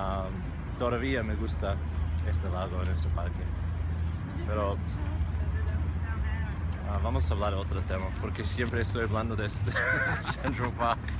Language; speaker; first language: Spanish; non-native, fluent; English